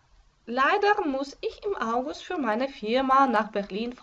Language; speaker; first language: German; non-native, fluent; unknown